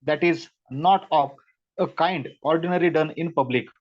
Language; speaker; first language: English; non-native, local second language; Marathi